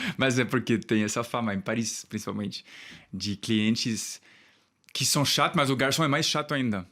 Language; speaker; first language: Portuguese; non-native, fluent; French